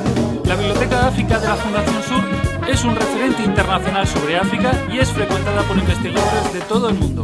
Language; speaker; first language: Spanish; native; Spanish